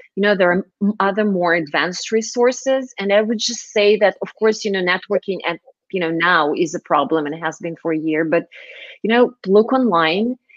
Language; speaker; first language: English; non-native, fluent; Russian